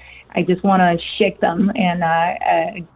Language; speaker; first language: English; non-native, fluent; Korean